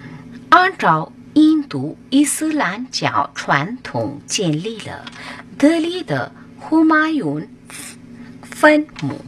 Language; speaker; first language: Chinese; non-native, fluent; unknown